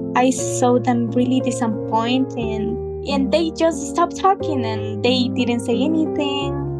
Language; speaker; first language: English; non-native, fluent; Spanish